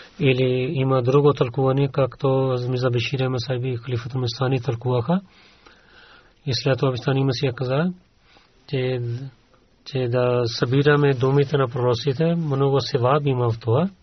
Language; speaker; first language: Bulgarian; non-native, learner; Urdu